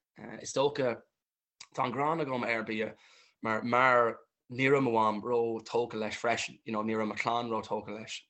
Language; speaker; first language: Irish; non-native, local second language; English